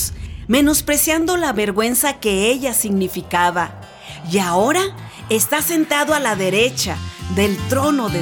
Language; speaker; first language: Spanish; native; Spanish